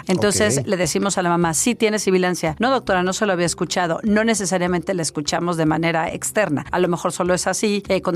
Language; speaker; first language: Spanish; native; Spanish